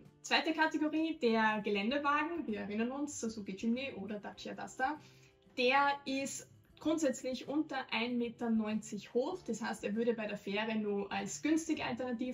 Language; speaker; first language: German; native; German